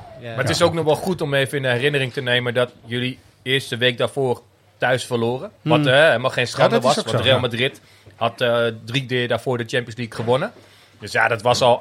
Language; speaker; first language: Dutch; native; Dutch